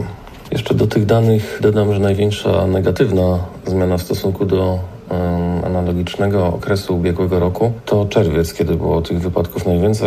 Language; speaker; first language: Polish; native; Polish